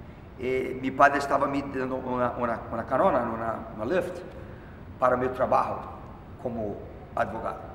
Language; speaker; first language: Spanish; non-native, fluent; Portuguese